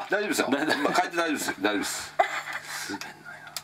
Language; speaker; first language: Japanese; native; Japanese